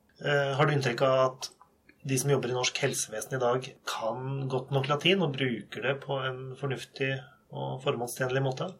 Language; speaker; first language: Norwegian; native; Norwegian